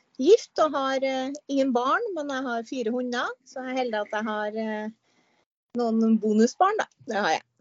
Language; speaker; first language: Norwegian; native; Norwegian